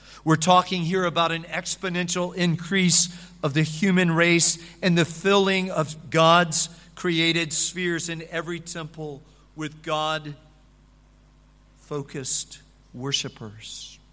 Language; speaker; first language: English; native; English